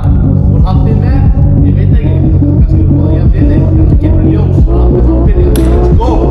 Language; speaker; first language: Icelandic; non-native, local second language; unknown